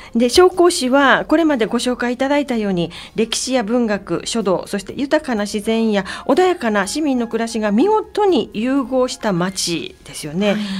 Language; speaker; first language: Japanese; native; Japanese